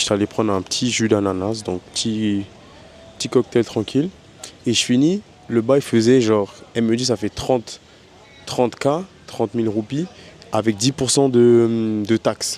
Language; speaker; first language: French; native; French